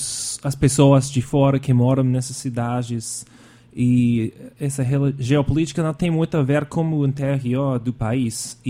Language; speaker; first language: Portuguese; non-native, fluent; English